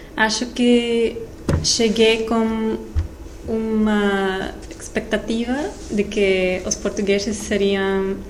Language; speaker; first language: Portuguese; non-native, learner; English